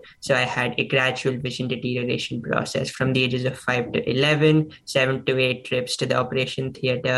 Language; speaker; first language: English; non-native, local second language; Hindi